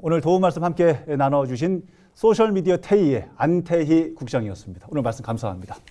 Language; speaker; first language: Korean; native; Korean